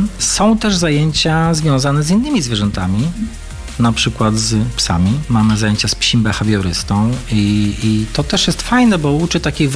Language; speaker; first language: Polish; native; Polish